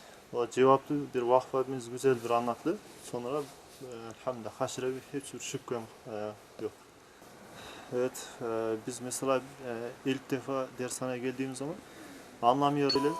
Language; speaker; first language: Turkish; non-native, learner; Kyrgyz